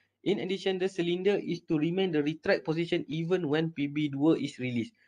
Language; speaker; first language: English; non-native, local second language; Malay